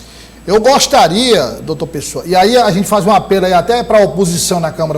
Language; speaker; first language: Portuguese; native; Portuguese